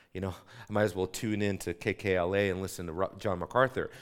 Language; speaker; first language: English; native; English